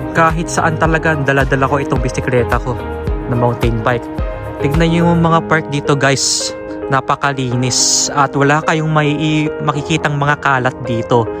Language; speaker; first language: Filipino; native; Filipino